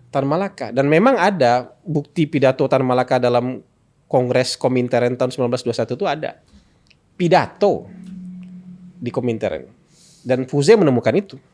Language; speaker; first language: Indonesian; non-native, local second language; Minangkabau